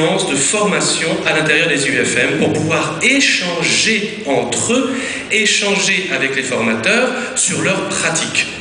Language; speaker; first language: French; native; French